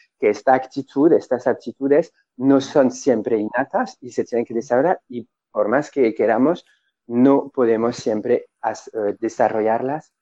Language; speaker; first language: Spanish; non-native, fluent; French